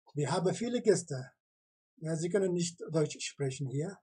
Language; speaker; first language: German; non-native, learner; Turkish